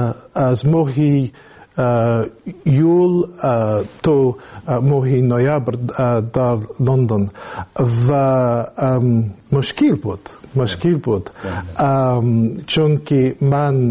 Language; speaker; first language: Persian; non-native, learner; English